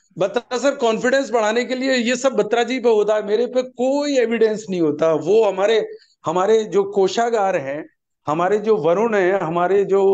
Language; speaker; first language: Hindi; native; Hindi